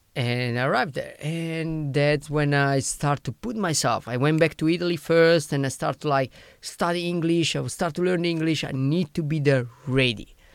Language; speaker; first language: English; non-native, fluent; Italian